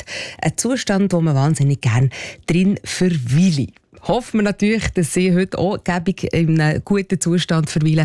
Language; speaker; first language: German; native; German